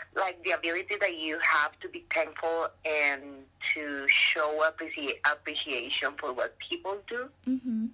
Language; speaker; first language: English; non-native, learner; Spanish